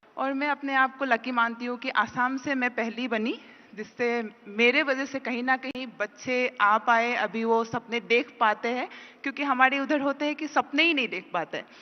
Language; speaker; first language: Hindi; non-native, local second language; Assamese